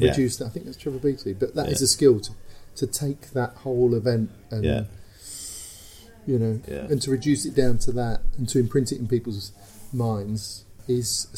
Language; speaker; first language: English; native; English